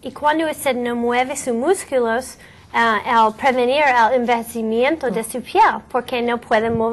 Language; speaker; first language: Spanish; non-native, learner; English